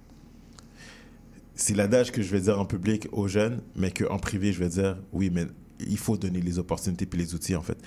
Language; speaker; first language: French; native; French